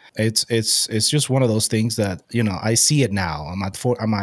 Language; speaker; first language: English; non-native, fluent; Spanish